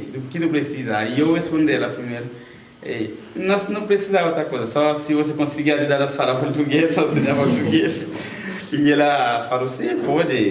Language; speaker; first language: Portuguese; non-native, learner; Haitian Creole